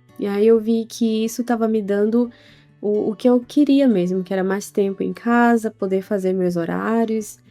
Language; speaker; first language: Portuguese; native; Portuguese